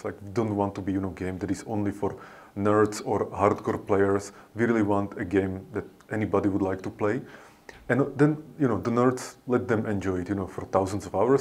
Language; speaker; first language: English; non-native, fluent; Slovak